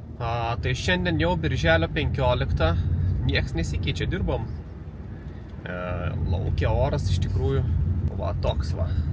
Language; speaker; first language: Lithuanian; native; Lithuanian